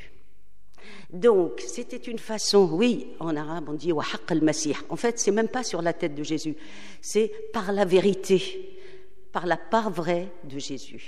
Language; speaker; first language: French; non-native, local second language; Arabic